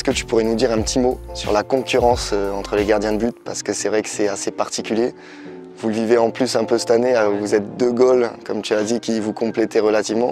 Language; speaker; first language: French; native; French